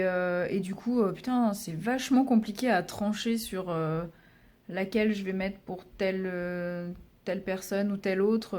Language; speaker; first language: French; native; French